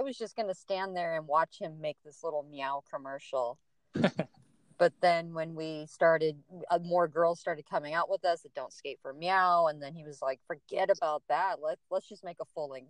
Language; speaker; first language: English; native; English